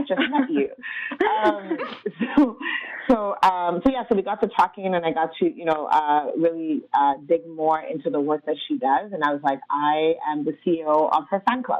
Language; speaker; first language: English; native; English